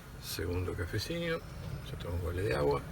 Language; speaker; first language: Portuguese; non-native, fluent; Spanish